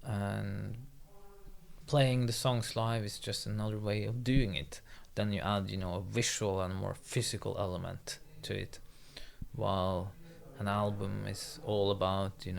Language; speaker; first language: English; non-native, fluent; Norwegian